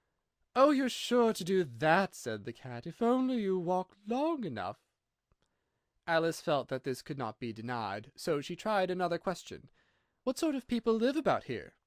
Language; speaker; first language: English; native; English